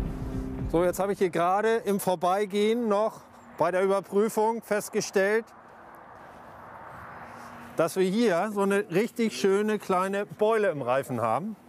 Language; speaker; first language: German; native; German